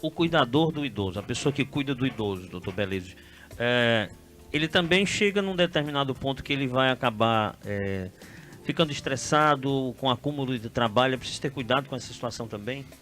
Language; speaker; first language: Portuguese; native; Portuguese